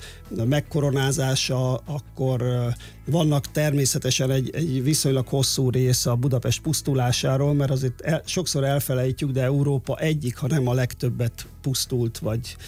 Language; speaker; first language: Hungarian; native; Hungarian